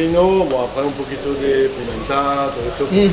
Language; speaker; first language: Spanish; non-native, learner; French